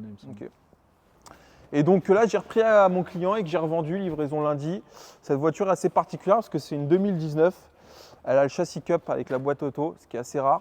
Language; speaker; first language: French; native; French